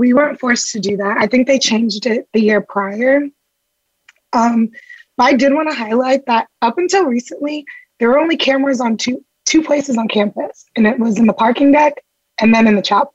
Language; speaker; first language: English; native; English